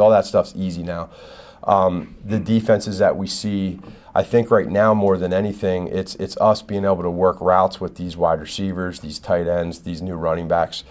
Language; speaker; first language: English; native; English